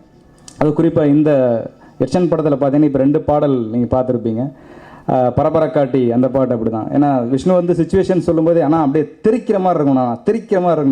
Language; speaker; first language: Tamil; native; Tamil